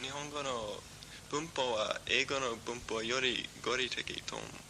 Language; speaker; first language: Japanese; non-native, learner; English